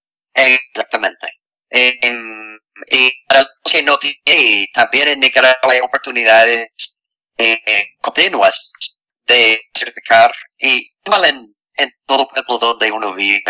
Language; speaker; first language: Spanish; non-native, fluent; English